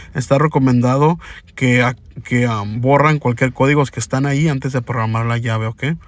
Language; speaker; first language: Spanish; early bilingual, heritage; Spanish